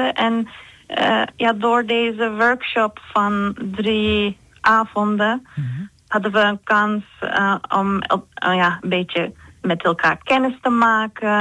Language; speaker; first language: Dutch; non-native, fluent; Turkish